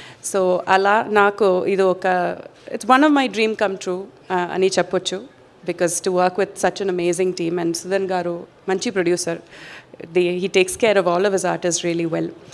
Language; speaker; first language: Telugu; non-native, fluent; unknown